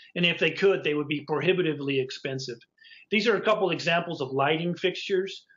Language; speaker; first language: English; native; English